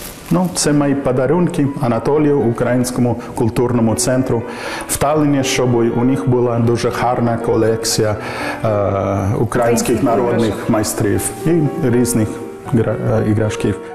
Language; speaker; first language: Ukrainian; non-native, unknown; English